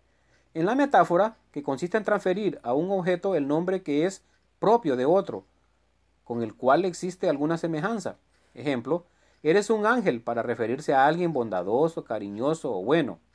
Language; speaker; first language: Spanish; native; Spanish